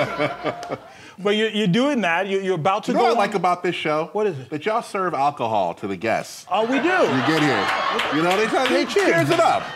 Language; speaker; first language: English; native; English